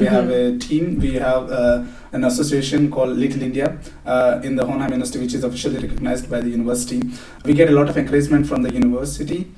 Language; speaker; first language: English; non-native, local second language; Telugu